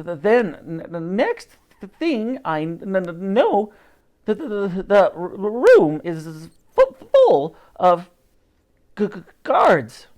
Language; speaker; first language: English; native; English